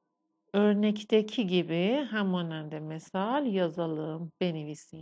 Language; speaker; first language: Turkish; non-native, fluent; Persian